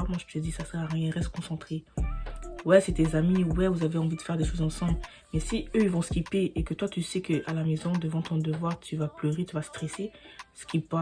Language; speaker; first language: French; native; French